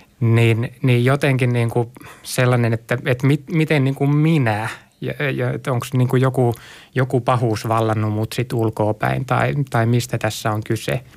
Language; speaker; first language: Finnish; native; Finnish